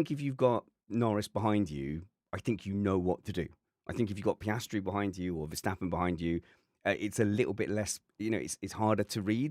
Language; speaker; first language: English; native; English